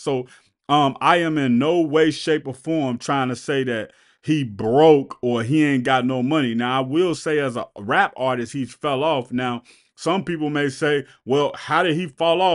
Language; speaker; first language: English; native; English